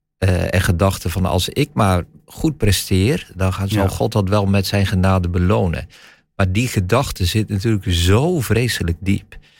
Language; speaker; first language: Dutch; native; Dutch